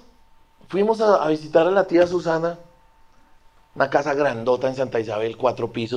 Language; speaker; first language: Spanish; native; Spanish